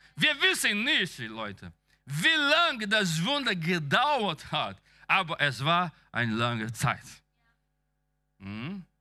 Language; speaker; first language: German; non-native, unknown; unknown